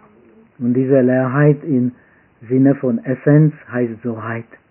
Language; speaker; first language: German; non-native, fluent; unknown